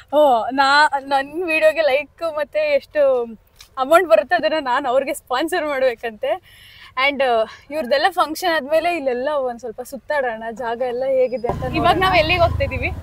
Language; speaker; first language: Kannada; native; Kannada